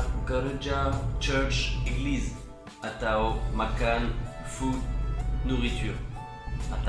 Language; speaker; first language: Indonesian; non-native, learner; French